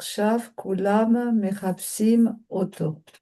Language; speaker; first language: Hebrew; non-native, learner; French